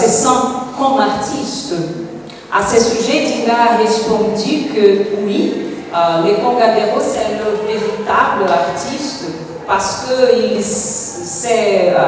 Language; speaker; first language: French; non-native, fluent; Portuguese